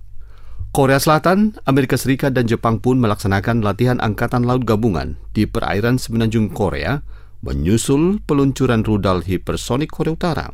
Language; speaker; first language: Indonesian; native; Indonesian